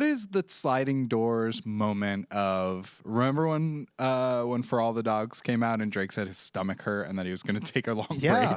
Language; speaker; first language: English; native; English